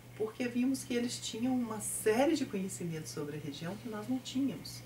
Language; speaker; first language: Portuguese; native; Portuguese